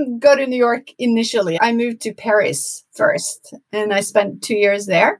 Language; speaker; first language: English; non-native, fluent; Norwegian